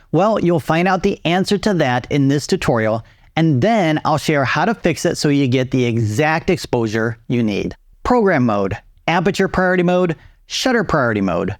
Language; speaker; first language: English; native; English